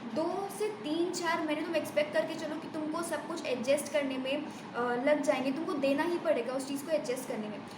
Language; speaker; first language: Hindi; native; Hindi